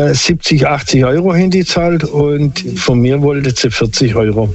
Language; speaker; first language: German; non-native, local second language; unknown